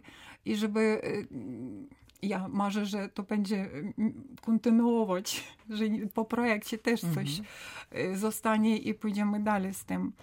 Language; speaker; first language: Polish; non-native, learner; Ukrainian